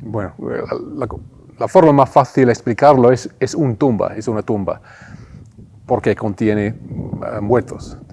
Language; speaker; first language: Spanish; non-native, fluent; English